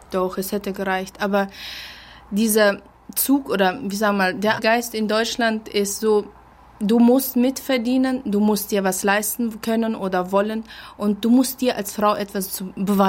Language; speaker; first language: German; early bilingual, heritage; German